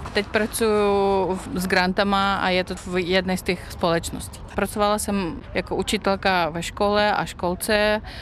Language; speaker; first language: Czech; non-native, fluent; Russian